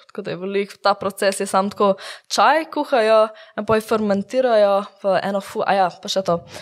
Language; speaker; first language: Slovenian; early bilingual, heritage; English